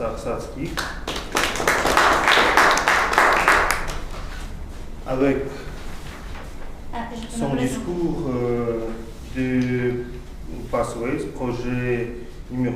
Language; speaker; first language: French; non-native, fluent; Russian